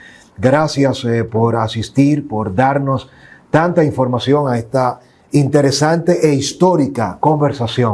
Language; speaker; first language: Spanish; native; Spanish